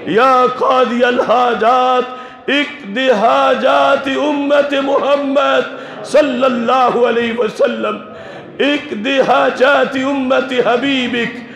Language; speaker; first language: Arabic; non-native, fluent; Urdu